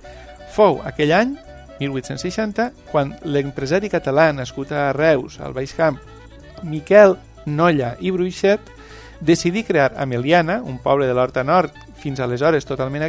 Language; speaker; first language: Catalan; native; Catalan